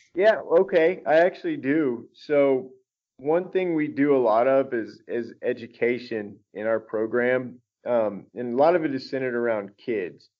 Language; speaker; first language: English; native; English